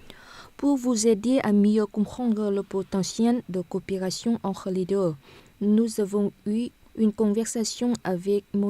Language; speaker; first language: French; non-native, fluent; Vietnamese